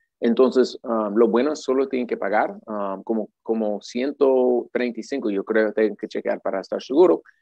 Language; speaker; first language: Spanish; non-native, fluent; English